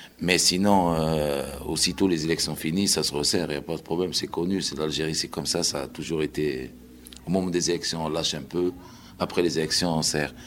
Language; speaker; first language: French; non-native, local second language; Arabic